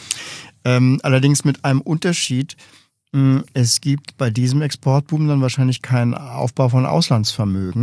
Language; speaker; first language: German; native; German